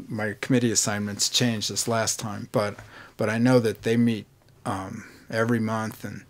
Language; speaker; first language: English; native; English